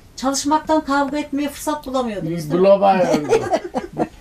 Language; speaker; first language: Turkish; native; Turkish